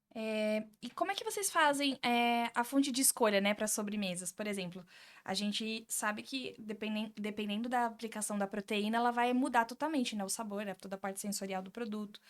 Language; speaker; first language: Portuguese; native; Portuguese